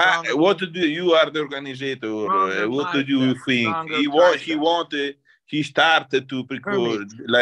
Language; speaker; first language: English; non-native, learner; Italian